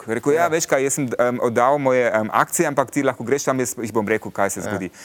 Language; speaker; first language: Slovenian; early bilingual, heritage; Slovenian